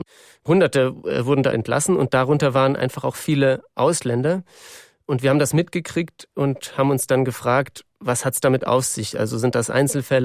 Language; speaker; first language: German; native; German